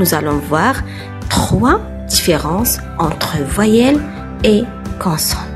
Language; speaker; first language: French; non-native, local second language; Arabic